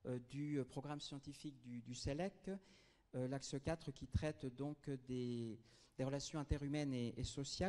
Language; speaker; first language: French; native; French